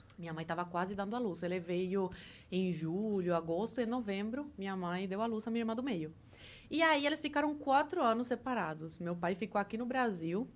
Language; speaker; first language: Portuguese; early bilingual, other home language; Spanish